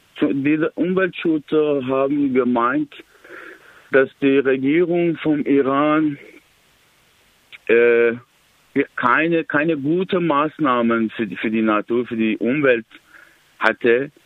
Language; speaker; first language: German; non-native, learner; Persian